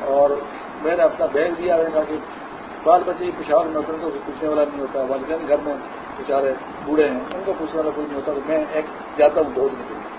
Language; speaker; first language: Urdu; non-native, local second language; Pashto